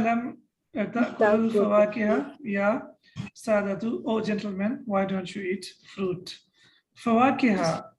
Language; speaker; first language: Arabic; non-native, fluent; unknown